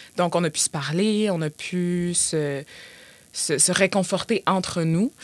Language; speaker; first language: French; native; French